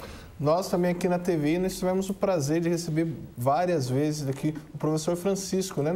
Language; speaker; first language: Portuguese; native; Portuguese